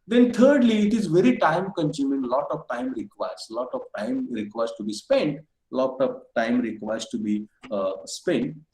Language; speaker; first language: English; non-native, local second language; Marathi